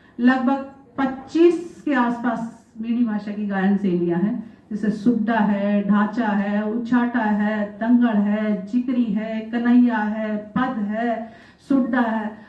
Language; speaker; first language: Hindi; non-native, local second language; Rajasthani